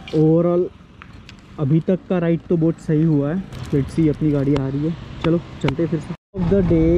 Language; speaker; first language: Hindi; non-native, local second language; Marathi